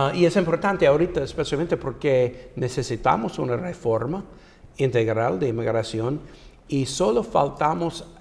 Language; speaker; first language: Spanish; non-native, fluent; English